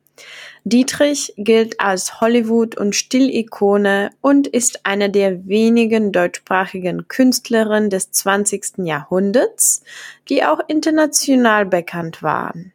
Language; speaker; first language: German; non-native, fluent; Czech